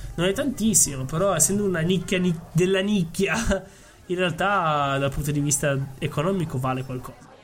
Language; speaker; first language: Italian; native; Italian